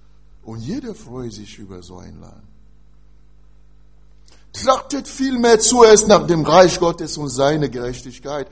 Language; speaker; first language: German; non-native, fluent; French